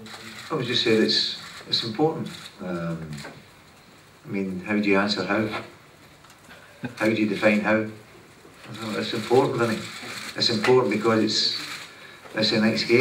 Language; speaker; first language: English; native; English